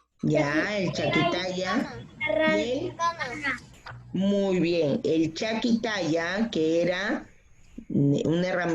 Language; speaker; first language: Spanish; native; Spanish